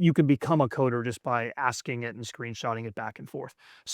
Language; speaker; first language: English; native; English